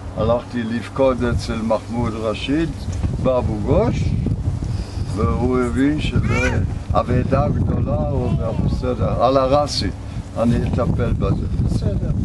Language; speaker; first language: Hebrew; non-native, fluent; German